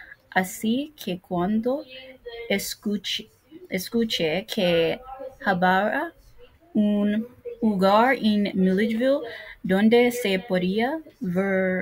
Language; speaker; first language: Spanish; non-native, learner; English